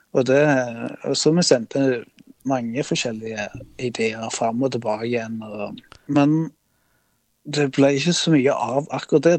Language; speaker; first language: Norwegian; native; Norwegian